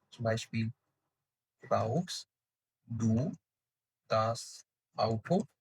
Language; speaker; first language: German; non-native, fluent; Urdu